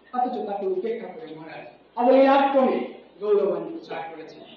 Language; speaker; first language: Bangla; native; Bangla